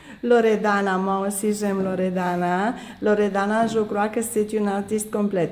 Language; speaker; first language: French; non-native, fluent; Romanian